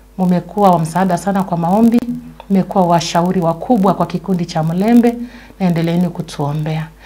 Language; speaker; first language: Swahili; non-native, local second language; Luyia